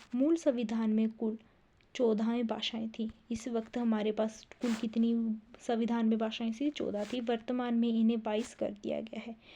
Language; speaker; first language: Hindi; native; Hindi